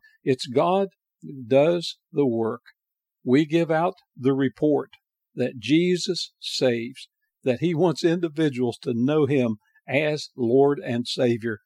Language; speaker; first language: English; native; English